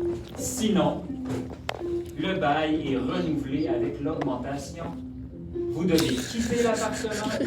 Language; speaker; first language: French; native; French